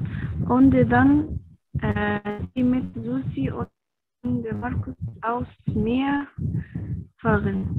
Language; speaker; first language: German; non-native, learner; Arabic